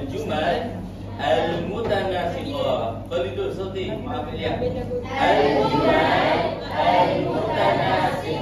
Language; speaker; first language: Arabic; non-native, learner; Malay